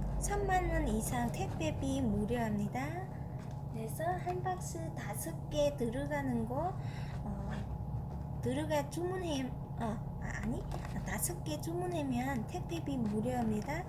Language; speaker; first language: Korean; non-native, fluent; Vietnamese